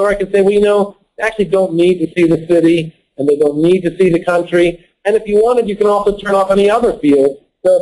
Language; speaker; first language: English; native; English